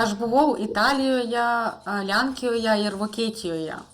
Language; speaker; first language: Lithuanian; non-native, learner; Russian